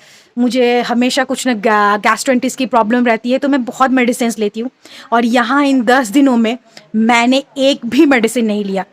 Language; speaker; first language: Hindi; native; Hindi